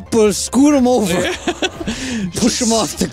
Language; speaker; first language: English; native; English